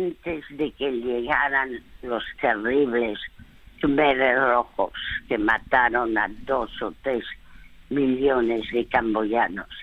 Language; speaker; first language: Spanish; early bilingual, other home language; French